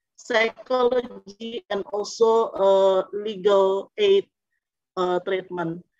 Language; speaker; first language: English; non-native, fluent; Indonesian